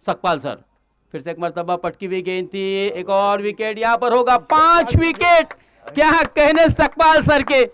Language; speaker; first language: Hindi; non-native, local second language; Marathi